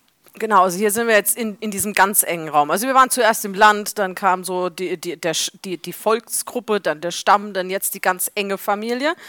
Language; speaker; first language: German; native; German